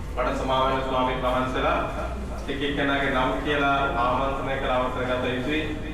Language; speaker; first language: Sinhala; non-native, local second language; Tamil